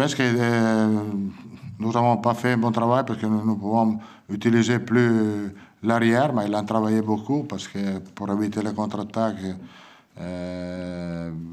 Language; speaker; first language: French; non-native, learner; Italian